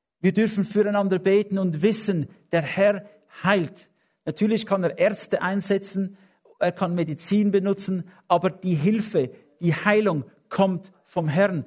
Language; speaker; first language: German; non-native, fluent; English